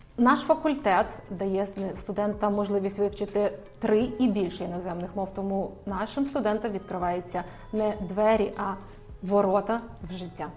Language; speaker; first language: Ukrainian; native; Ukrainian